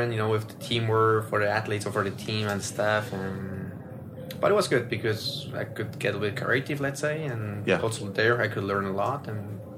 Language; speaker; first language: English; non-native, fluent; French